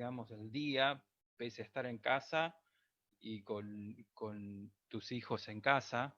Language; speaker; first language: Spanish; native; Spanish